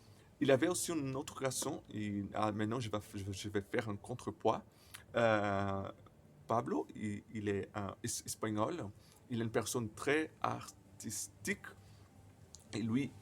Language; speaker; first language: French; non-native, learner; Portuguese